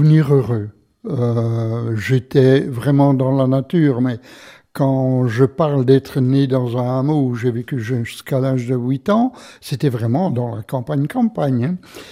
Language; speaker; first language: French; native; French